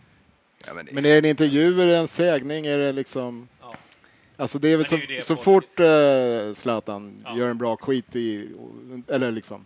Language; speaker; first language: Swedish; native; Swedish